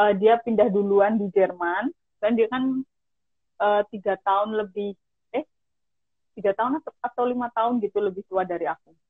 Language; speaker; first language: Indonesian; native; Indonesian